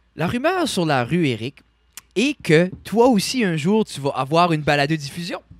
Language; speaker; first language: French; native; French